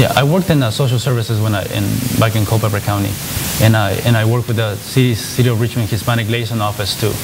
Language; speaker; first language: English; non-native, fluent; Spanish